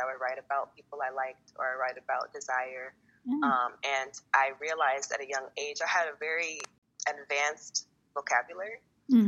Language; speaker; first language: English; native; English